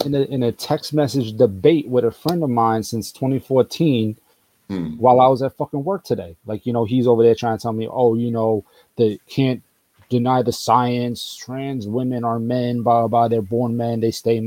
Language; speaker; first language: English; native; English